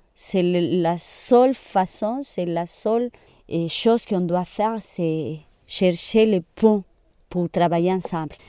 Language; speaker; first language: French; non-native, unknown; Spanish